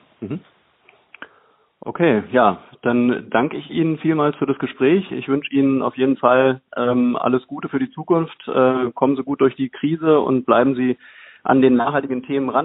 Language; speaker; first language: German; native; German